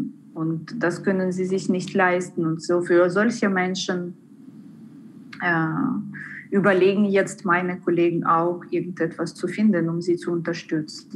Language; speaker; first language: German; non-native, fluent; Ukrainian